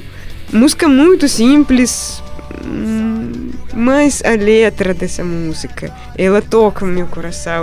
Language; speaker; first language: Portuguese; non-native, fluent; Russian